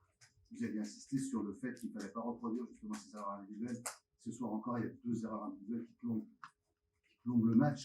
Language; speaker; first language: French; native; French